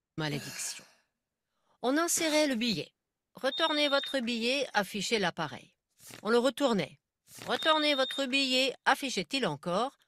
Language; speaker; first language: French; non-native, fluent; German